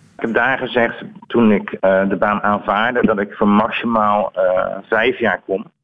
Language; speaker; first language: Dutch; native; Dutch